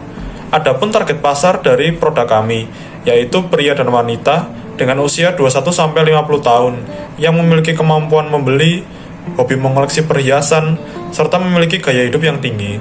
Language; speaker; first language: Indonesian; native; Indonesian